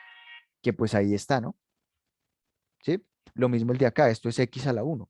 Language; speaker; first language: Spanish; native; Spanish